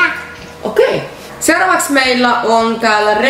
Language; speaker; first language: Finnish; native; Finnish